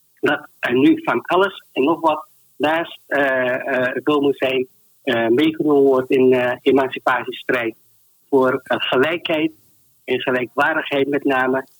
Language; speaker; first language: Dutch; native; Dutch